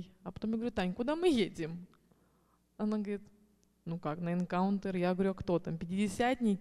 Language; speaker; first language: Russian; native; Russian